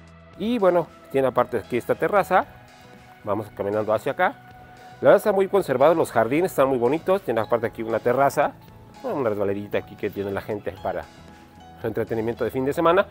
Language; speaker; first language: Spanish; native; Spanish